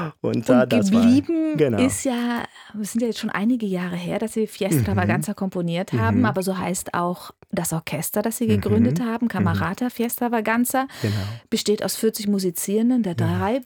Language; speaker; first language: German; native; German